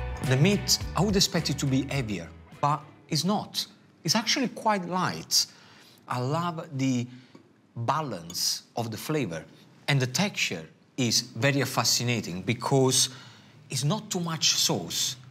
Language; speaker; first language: English; non-native, fluent; Italian